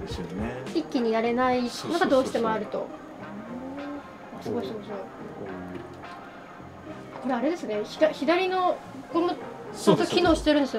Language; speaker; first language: Japanese; native; Japanese